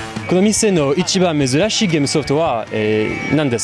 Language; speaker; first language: Japanese; non-native, learner; French